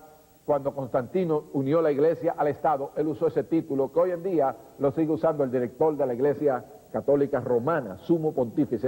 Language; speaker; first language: Spanish; native; Spanish